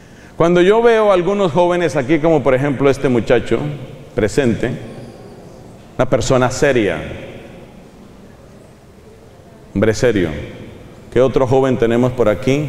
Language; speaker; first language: Spanish; native; Spanish